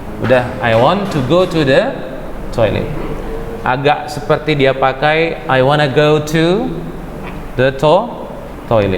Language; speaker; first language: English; non-native, fluent; Indonesian